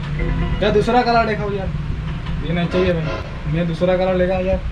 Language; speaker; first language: Hindi; non-native, local second language; Assamese